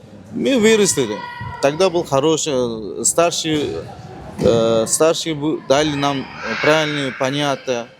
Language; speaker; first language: Russian; non-native, learner; Uzbek